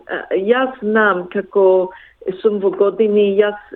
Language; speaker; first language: Macedonian; early bilingual, heritage; Macedonian